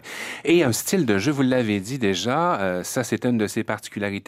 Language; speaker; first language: French; native; French